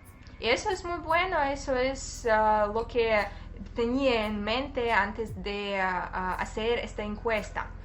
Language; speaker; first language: Spanish; non-native, fluent; Russian